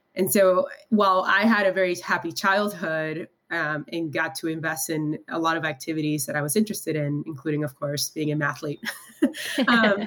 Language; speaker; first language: English; early bilingual, other home language; Spanish